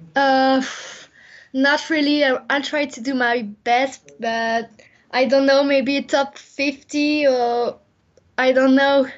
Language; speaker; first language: English; non-native, fluent; French